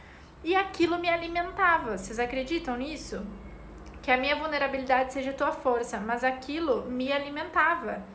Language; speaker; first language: Portuguese; native; Portuguese